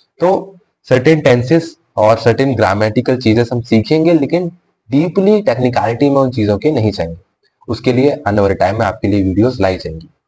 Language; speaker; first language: Hindi; native; Hindi